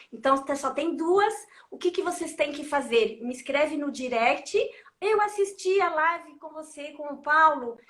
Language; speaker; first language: Portuguese; non-native, fluent; French